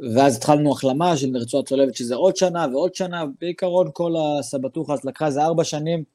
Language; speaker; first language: Hebrew; non-native, local second language; Arabic